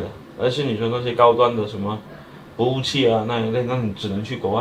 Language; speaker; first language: Chinese; native; Chinese